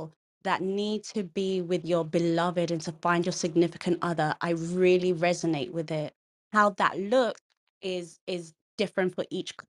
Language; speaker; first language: English; non-native, local second language; Kikuyu